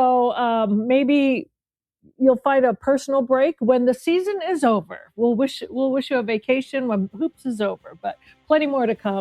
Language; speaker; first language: English; native; English